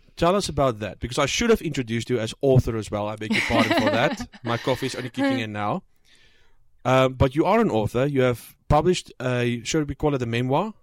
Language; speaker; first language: English; non-native, local second language; Afrikaans